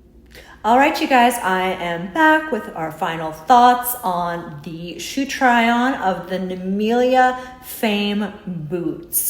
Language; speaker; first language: English; native; English